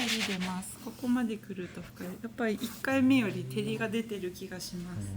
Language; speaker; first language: Japanese; native; Japanese